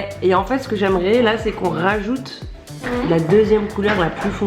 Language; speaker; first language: French; native; French